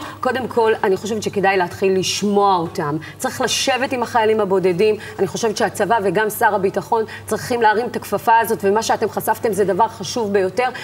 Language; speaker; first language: Hebrew; early bilingual, other home language; Amharic